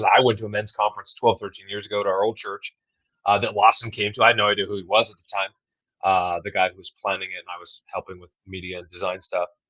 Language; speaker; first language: English; native; English